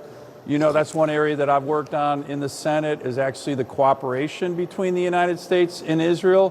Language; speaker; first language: English; native; English